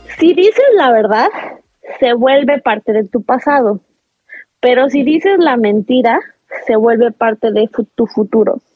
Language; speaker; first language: Spanish; native; Spanish